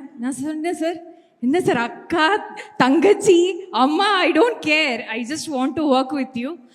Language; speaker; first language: Tamil; non-native, learner; Malayalam